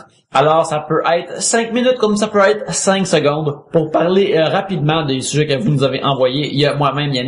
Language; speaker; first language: French; native; French